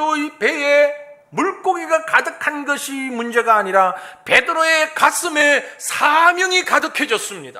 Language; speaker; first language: Korean; native; Korean